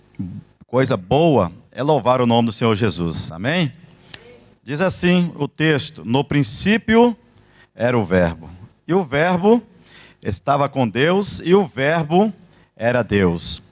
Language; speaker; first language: Portuguese; native; Portuguese